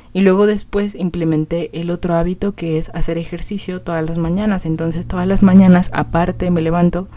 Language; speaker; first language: Spanish; native; Spanish